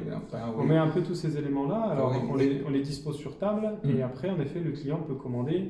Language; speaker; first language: French; native; French